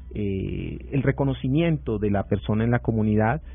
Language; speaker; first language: Spanish; native; Spanish